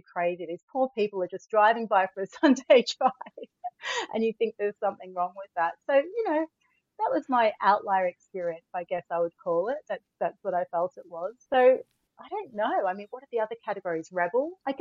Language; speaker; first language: English; native; English